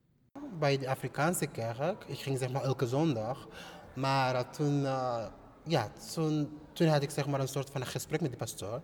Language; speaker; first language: Dutch; non-native, fluent; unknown